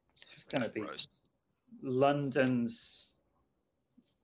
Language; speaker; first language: English; native; English